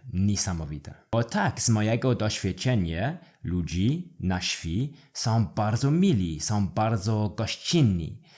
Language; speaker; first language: Polish; non-native, learner; English